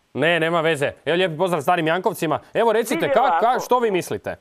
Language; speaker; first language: Serbian; native; Serbian